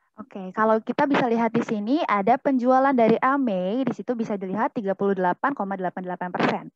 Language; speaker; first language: Indonesian; native; Indonesian